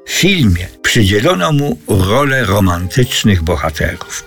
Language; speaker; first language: Polish; native; Polish